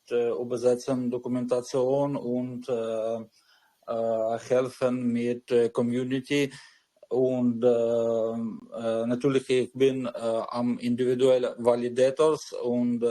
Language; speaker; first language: German; non-native, learner; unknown